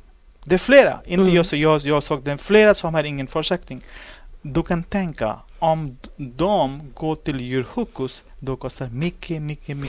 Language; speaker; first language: Swedish; non-native, learner; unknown